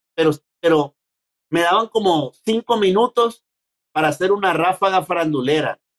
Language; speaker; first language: Spanish; native; Spanish